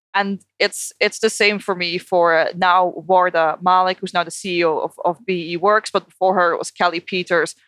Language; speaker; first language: English; non-native, fluent; Dutch